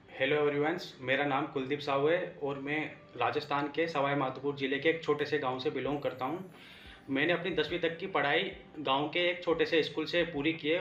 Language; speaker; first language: Hindi; native; Hindi